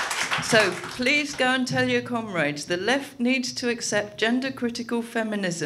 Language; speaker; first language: English; native; English